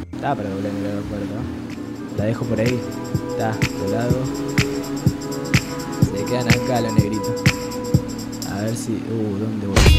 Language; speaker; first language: Spanish; native; Spanish